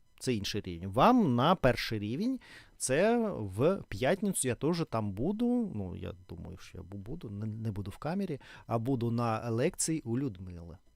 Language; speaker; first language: Ukrainian; non-native, local second language; Russian